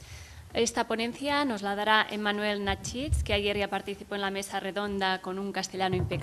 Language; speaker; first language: Spanish; native; Spanish